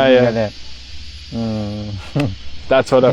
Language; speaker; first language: English; non-native, fluent; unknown